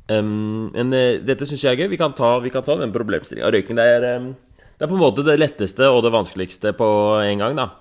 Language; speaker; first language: Norwegian; native; Norwegian